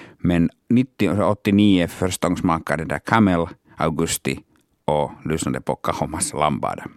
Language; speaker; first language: Swedish; non-native, local second language; Finnish